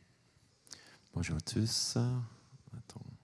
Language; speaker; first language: French; non-native, fluent; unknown